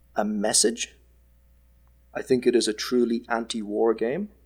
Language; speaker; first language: English; native; English